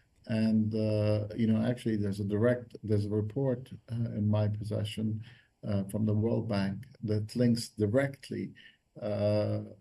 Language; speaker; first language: English; non-native, fluent; Arabic